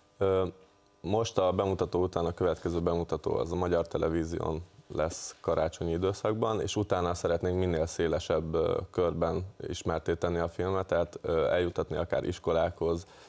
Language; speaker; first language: Hungarian; native; Hungarian